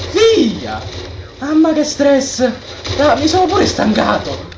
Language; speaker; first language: Italian; native; Italian